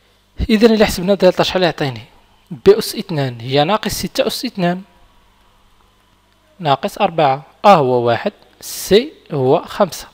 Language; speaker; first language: Arabic; native; Arabic